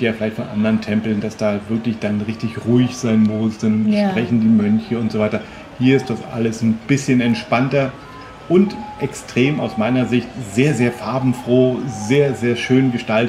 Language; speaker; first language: German; native; German